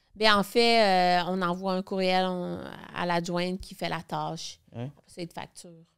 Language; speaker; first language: French; native; French